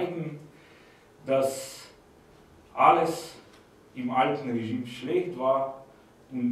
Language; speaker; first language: German; non-native, fluent; Slovenian